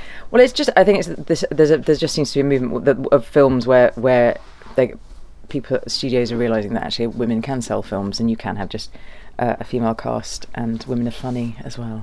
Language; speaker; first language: English; early bilingual, other home language; German